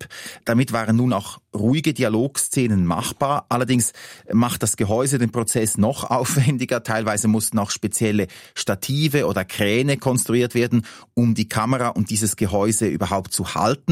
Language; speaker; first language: German; native; German